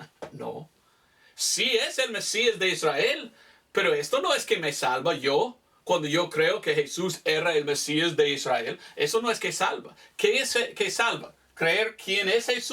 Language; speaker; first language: Spanish; non-native, fluent; English